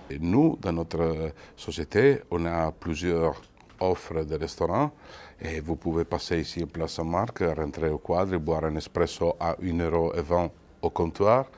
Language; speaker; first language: French; non-native, fluent; Italian